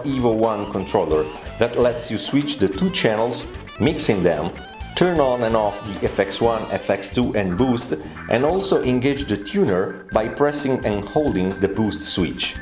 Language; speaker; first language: English; non-native, fluent; Italian